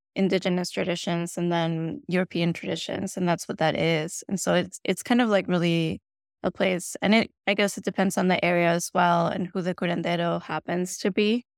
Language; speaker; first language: English; non-native, fluent; Spanish